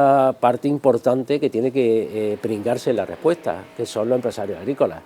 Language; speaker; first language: Spanish; native; Spanish